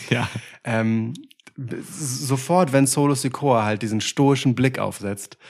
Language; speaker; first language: German; early bilingual, other home language; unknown